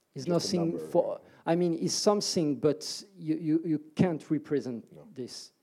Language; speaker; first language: English; early bilingual, other home language; French